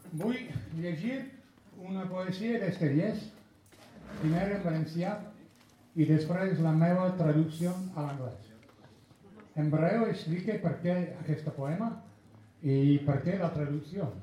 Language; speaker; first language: Catalan; non-native, fluent; English